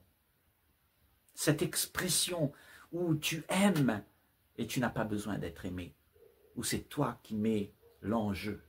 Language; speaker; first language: French; native; French